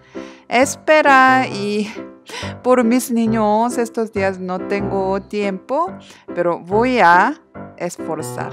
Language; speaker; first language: Spanish; non-native, learner; Korean